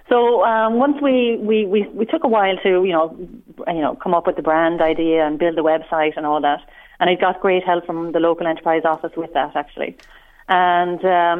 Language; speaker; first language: English; native; English